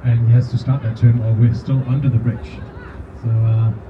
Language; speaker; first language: English; non-native, fluent; Danish